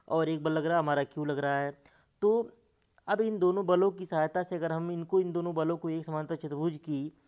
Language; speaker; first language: Hindi; native; Hindi